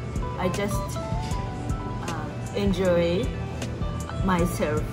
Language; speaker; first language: English; non-native, learner; Japanese